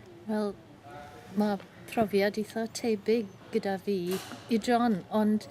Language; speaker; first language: Welsh; non-native, local second language; English